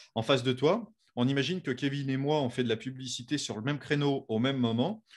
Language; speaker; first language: French; native; French